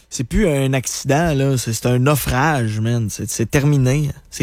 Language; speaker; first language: French; native; French